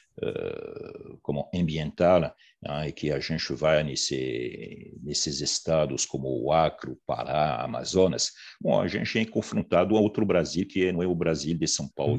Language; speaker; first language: Portuguese; non-native, fluent; French